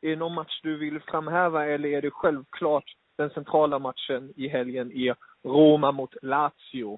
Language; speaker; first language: Swedish; native; Swedish